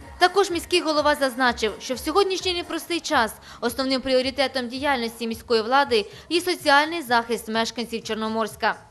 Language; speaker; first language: Ukrainian; native; Ukrainian